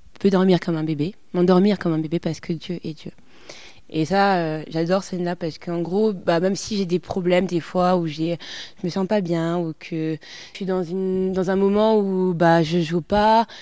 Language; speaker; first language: French; native; French